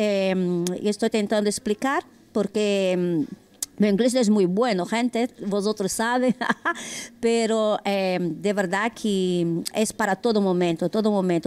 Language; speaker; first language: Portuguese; non-native, learner; Spanish